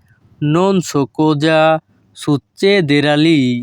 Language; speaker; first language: Italian; non-native, learner; Bangla